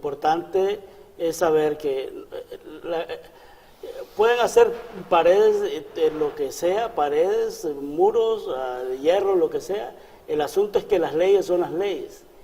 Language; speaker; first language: Spanish; native; Spanish